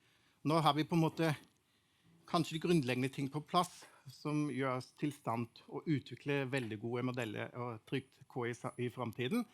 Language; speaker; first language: Norwegian; non-native, fluent; German